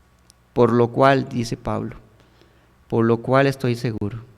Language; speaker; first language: Spanish; native; Spanish